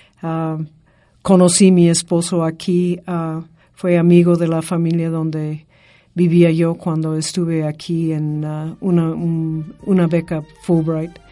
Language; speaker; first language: Spanish; non-native, fluent; English